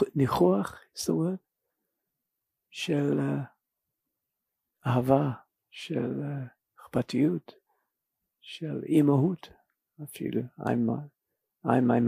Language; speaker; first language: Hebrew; non-native, fluent; English